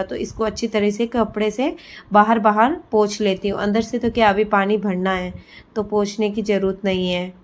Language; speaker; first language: Hindi; native; Hindi